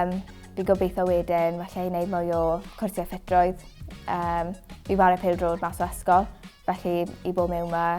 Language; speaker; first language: Welsh; native; Welsh